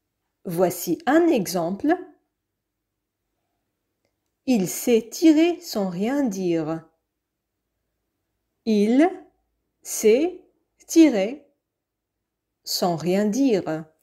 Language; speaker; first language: French; non-native, fluent; Arabic